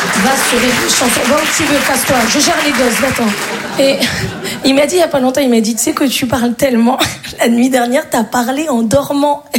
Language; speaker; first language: French; native; French